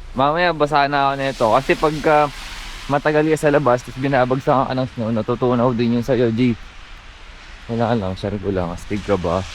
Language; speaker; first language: Filipino; native; Filipino